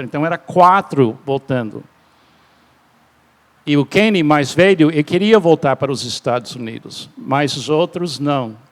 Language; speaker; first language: Portuguese; non-native, fluent; English